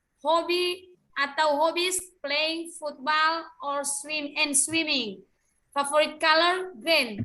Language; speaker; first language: English; non-native, learner; Indonesian